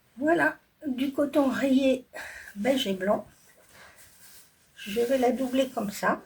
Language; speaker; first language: French; native; French